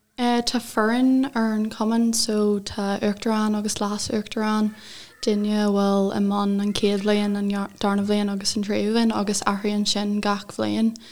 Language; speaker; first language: Irish; non-native, local second language; English